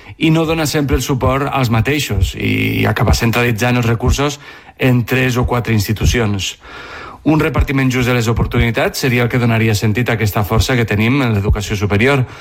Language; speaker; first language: Catalan; native; Catalan